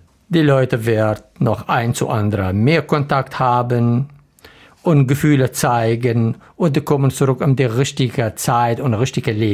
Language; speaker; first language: German; non-native, learner; Arabic